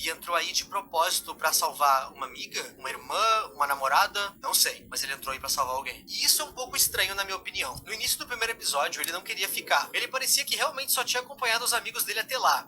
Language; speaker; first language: Portuguese; native; Portuguese